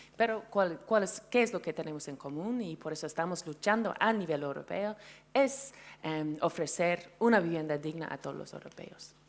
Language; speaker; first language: Spanish; non-native, fluent; English